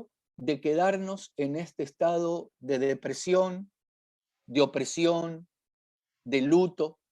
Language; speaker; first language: Spanish; native; Spanish